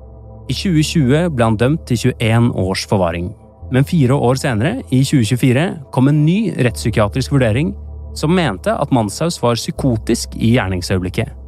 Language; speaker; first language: Norwegian; native; Norwegian